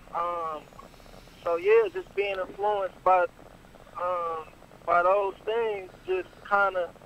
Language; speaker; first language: English; native; English